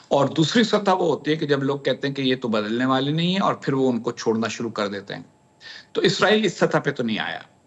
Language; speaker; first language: Urdu; native; Urdu